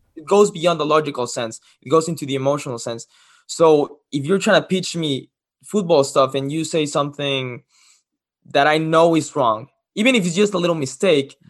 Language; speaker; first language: English; non-native, fluent; Spanish